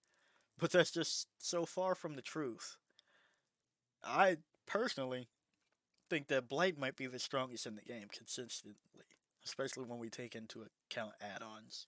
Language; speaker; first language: English; native; English